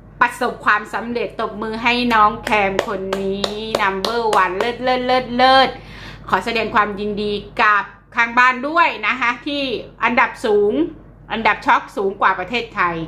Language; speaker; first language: Thai; native; Thai